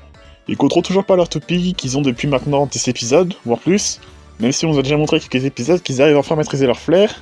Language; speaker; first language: French; native; French